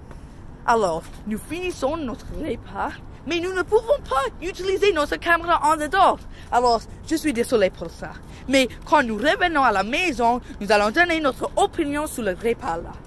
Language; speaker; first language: French; non-native, learner; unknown